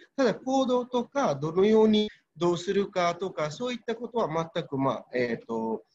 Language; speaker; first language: Japanese; non-native, fluent; Bangla